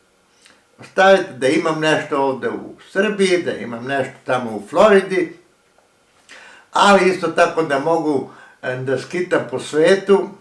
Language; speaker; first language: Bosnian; early bilingual, heritage; Croatian